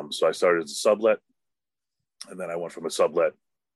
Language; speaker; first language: English; native; English